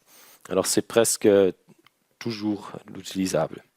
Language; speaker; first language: French; non-native, learner; German